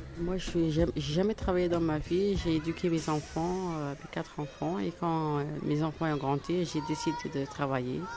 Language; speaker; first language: French; non-native, fluent; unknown